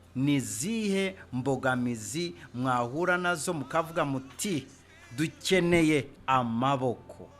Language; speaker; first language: Kinyarwanda; native; Kinyarwanda